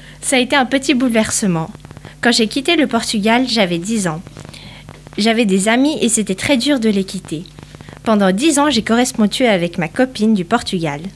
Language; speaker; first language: French; early bilingual, other home language; Portuguese